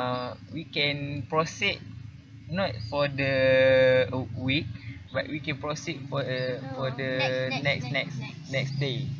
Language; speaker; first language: English; non-native, learner; Malay